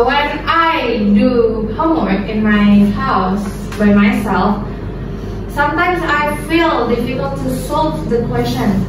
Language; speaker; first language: English; non-native, learner; Indonesian